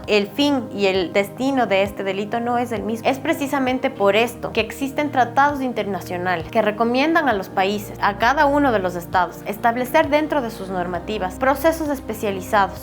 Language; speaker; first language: Spanish; native; Spanish